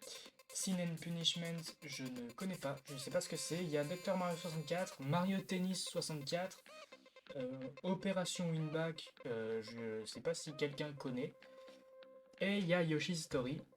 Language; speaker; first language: French; native; French